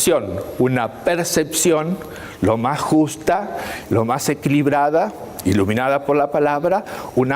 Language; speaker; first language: Spanish; native; Spanish